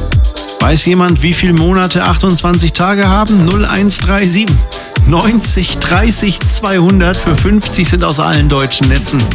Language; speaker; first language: German; native; German